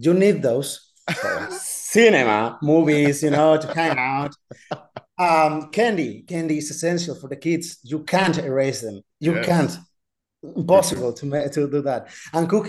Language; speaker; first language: English; non-native, fluent; Spanish